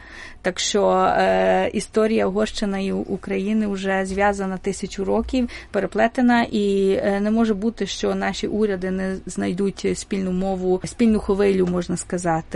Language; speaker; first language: Ukrainian; early bilingual, heritage; Ukrainian